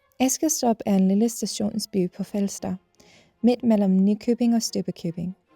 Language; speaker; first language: Danish; non-native, fluent; English